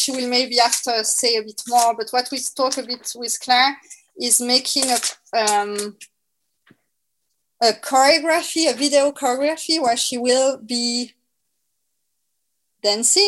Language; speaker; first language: English; non-native, fluent; French